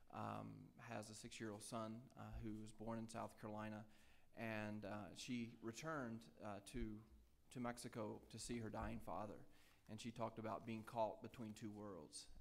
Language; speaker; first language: English; native; English